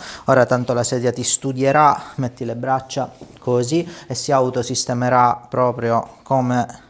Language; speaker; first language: Italian; native; Italian